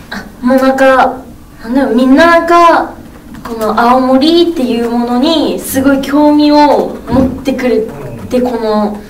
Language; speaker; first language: Japanese; native; Japanese